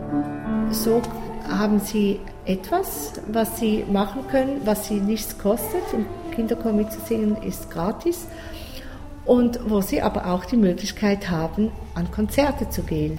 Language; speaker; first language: German; native; German